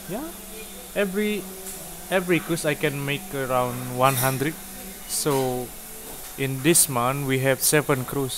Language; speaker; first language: English; non-native, learner; Indonesian